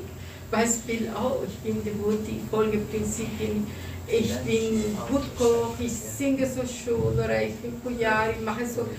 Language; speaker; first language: German; non-native, fluent; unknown